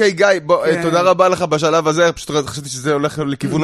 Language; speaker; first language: Hebrew; native; Hebrew